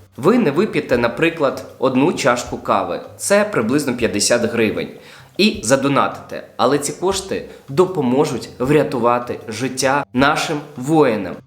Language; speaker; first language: Ukrainian; non-native, local second language; Russian